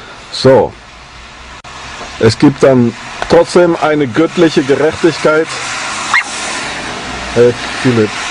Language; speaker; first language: German; non-native, fluent; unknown